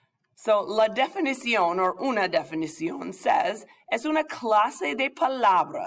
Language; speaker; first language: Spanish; non-native, fluent; English